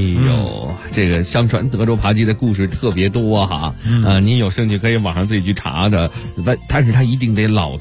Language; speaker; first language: Chinese; native; Chinese